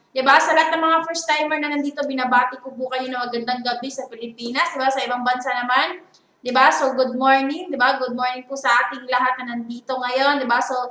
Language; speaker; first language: Filipino; non-native, local second language; Cebuano